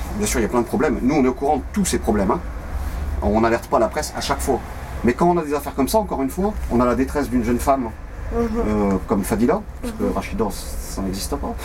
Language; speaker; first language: French; native; French